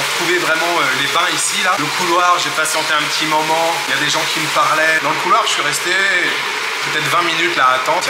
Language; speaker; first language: French; native; French